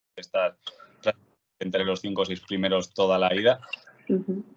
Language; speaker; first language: Spanish; native; Spanish